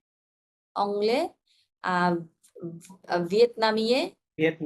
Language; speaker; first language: French; non-native, learner; Bangla